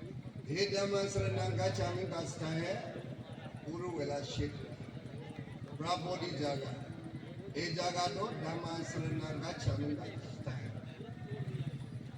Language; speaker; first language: Hindi; non-native, fluent; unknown